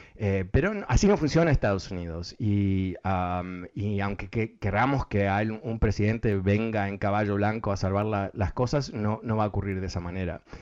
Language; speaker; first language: Spanish; early bilingual, heritage; Spanish